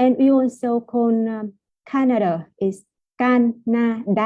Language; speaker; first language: English; non-native, fluent; Vietnamese